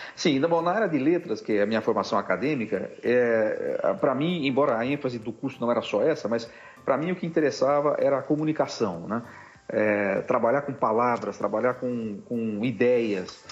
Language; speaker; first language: Portuguese; native; Portuguese